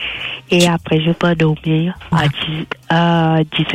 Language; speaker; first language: French; non-native, local second language; Morisyen